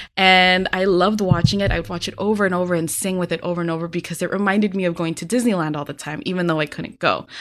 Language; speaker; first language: English; early bilingual, other home language; Filipino